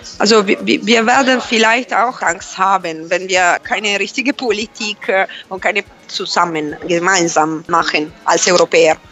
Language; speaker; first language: German; non-native, fluent; Italian